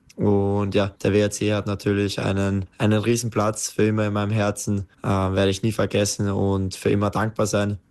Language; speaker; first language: German; native; German